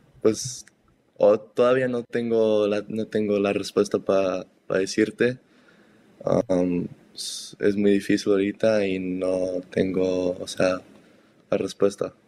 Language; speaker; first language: Spanish; early bilingual, heritage; Spanish